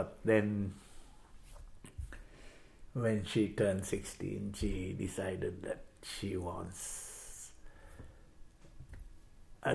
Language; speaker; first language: English; non-native, local second language; Sinhala